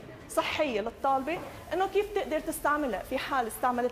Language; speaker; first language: Arabic; native; Arabic